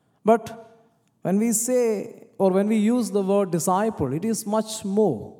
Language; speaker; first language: English; non-native, local second language; Malayalam